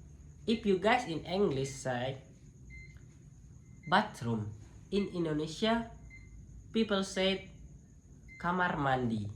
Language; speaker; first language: English; non-native, local second language; Indonesian